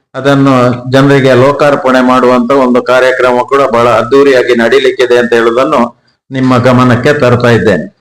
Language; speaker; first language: Kannada; native; Kannada